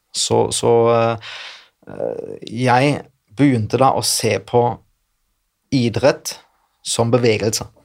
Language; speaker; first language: Norwegian; non-native, fluent; German